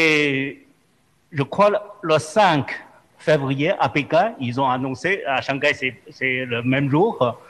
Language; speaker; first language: French; non-native, fluent; Chinese